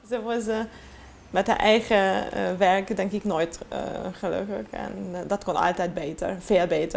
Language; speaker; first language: Dutch; non-native, fluent; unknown